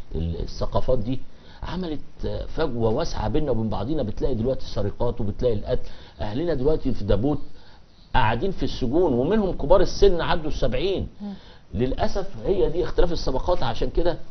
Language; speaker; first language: Egyptian Arabic; non-native, local second language; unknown